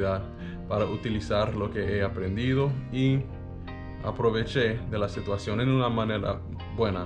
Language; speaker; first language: Spanish; non-native, learner; English